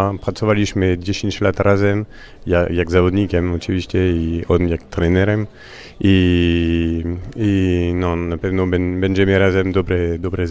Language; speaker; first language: Polish; non-native, learner; French